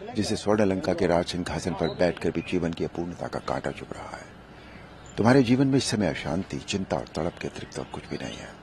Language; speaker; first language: Hindi; native; Hindi